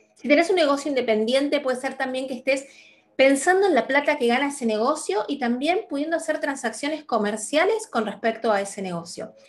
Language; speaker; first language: Spanish; native; Spanish